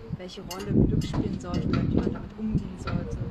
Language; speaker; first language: German; native; German